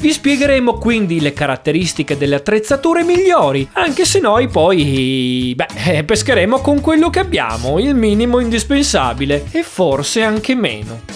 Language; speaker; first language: Italian; native; Italian